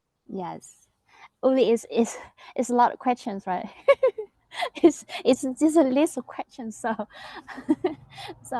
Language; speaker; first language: English; non-native, learner; Vietnamese